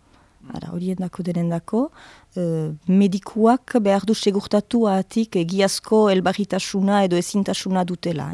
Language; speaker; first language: Basque; native; Basque